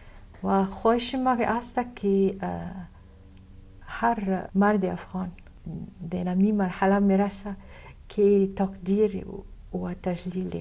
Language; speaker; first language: Persian; non-native, fluent; Arabic